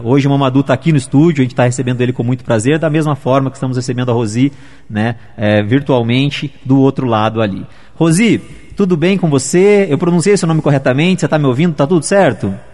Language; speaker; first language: Portuguese; native; Portuguese